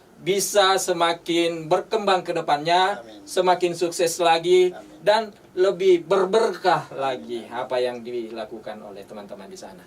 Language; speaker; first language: Indonesian; native; Indonesian